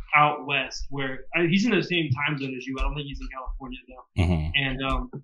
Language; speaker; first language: English; native; English